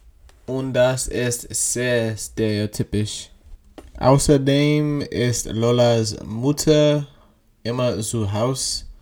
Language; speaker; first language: German; non-native, learner; English